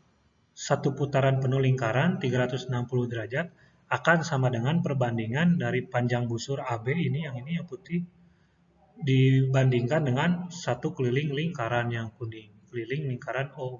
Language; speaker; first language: Indonesian; native; Indonesian